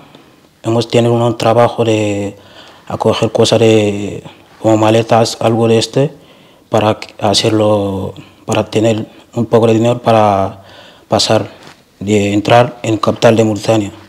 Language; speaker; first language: Spanish; non-native, learner; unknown